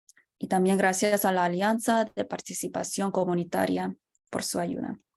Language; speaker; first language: Spanish; non-native, fluent; English